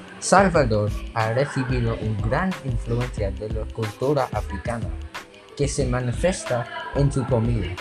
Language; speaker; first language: Spanish; non-native, learner; English